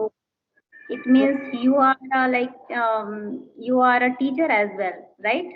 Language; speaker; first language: English; non-native, learner; Hindi